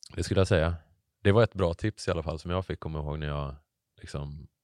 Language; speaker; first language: Swedish; native; Swedish